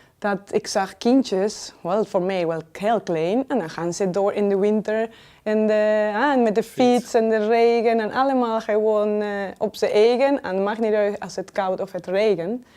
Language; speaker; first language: Dutch; non-native, fluent; Spanish